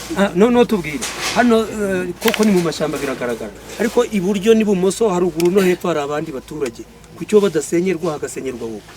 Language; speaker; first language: Kinyarwanda; native; Kinyarwanda